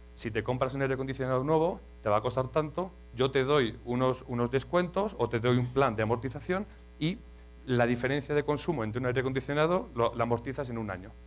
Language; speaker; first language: Spanish; native; Spanish